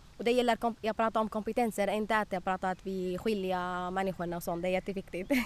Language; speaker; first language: Swedish; non-native, learner; Arabic